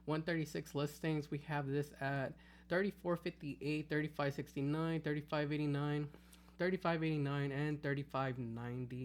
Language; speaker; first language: English; native; English